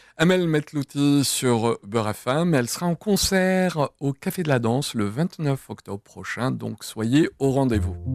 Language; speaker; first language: French; native; French